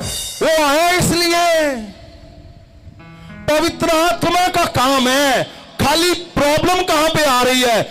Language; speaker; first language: Hindi; non-native, local second language; Punjabi